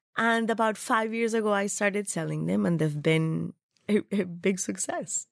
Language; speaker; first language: English; non-native, fluent; Spanish